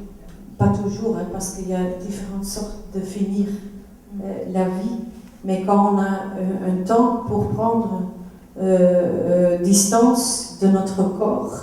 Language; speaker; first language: French; non-native, local second language; Dutch